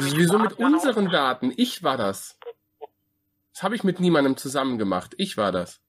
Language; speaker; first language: German; native; German